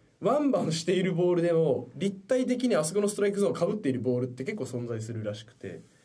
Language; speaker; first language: Japanese; native; Japanese